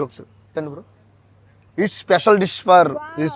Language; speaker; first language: Telugu; native; Telugu